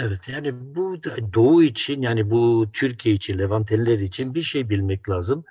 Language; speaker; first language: Turkish; non-native, local second language; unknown